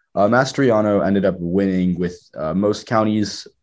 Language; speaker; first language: English; native; English